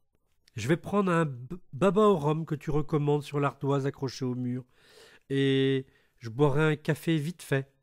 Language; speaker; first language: French; native; French